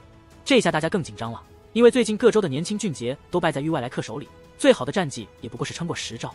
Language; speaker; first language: Chinese; native; Chinese